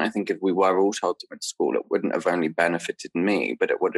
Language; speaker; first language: English; native; English